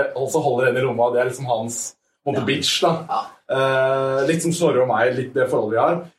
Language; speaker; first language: Norwegian; native; Norwegian